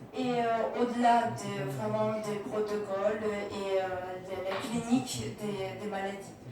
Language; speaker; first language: French; non-native, fluent; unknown